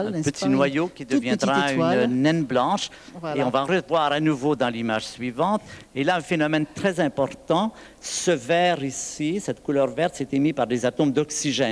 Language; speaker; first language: French; native; French